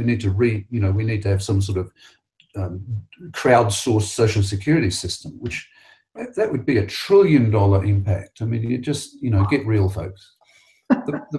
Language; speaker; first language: English; native; English